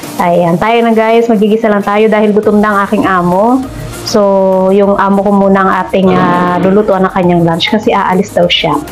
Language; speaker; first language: Filipino; non-native, local second language; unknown